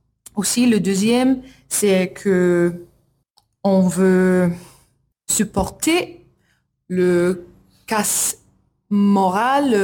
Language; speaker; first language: French; non-native, learner; English